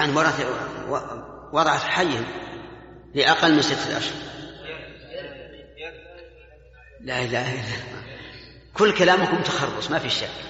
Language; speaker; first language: Arabic; native; Arabic